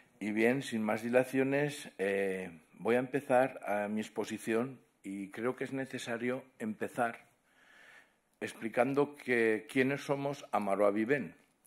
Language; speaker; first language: Spanish; non-native, local second language; Catalan